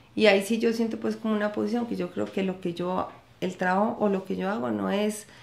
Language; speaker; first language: Spanish; native; Spanish